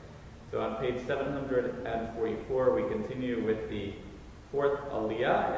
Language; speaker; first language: English; native; English